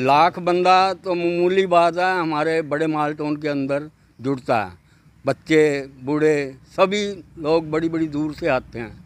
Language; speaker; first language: Hindi; native; Hindi